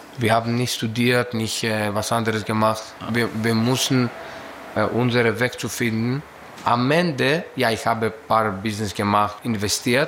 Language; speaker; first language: German; non-native, fluent; Greek